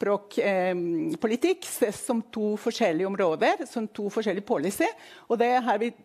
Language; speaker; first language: Norwegian; non-native, fluent; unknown